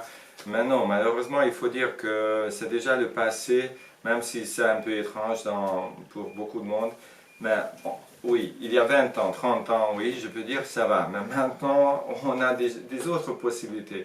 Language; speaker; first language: French; non-native, fluent; Hungarian